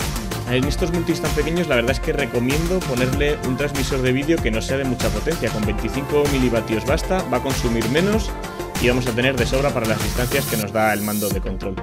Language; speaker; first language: Spanish; native; Spanish